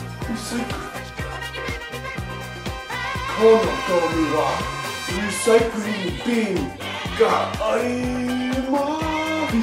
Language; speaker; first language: Japanese; non-native, learner; English